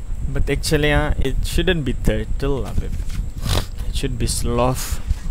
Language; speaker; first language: English; non-native, local second language; Malay